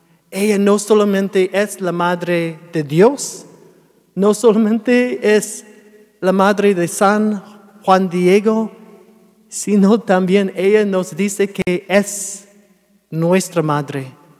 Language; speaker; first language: Spanish; non-native, fluent; English